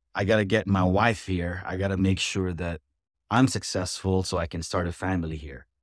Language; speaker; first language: English; non-native, local second language; Filipino